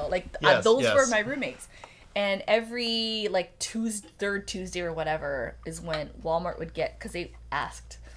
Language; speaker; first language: English; native; English